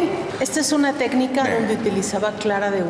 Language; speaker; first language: Spanish; native; Spanish